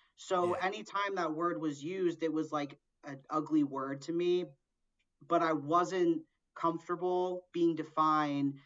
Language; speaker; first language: English; early bilingual, other home language; Portuguese